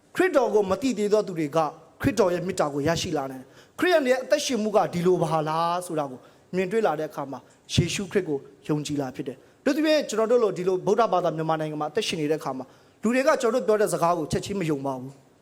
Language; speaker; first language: Burmese; non-native, local second language; Tedim Chin